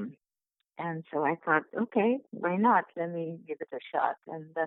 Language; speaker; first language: English; non-native, local second language; Bangla